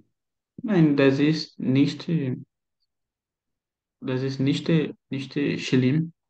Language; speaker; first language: German; non-native, learner; Portuguese